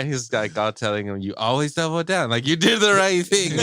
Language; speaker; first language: English; native; English